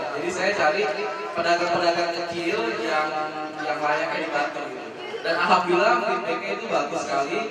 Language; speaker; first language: Indonesian; native; Indonesian